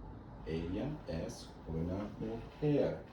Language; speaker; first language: Spanish; non-native, learner; English